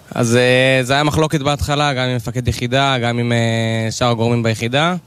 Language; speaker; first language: Hebrew; native; Hebrew